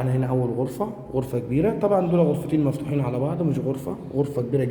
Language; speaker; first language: Arabic; native; Arabic